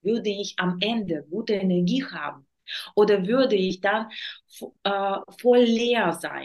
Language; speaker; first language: German; non-native, learner; Russian